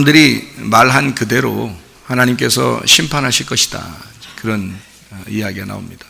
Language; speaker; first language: Korean; native; Korean